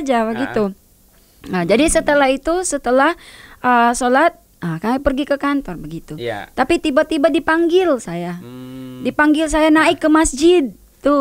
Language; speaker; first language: Indonesian; non-native, learner; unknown